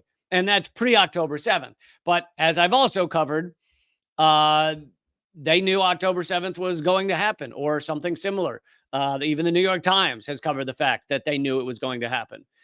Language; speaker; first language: English; native; English